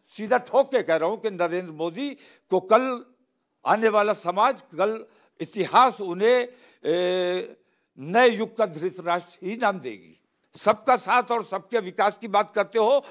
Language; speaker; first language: Hindi; native; Hindi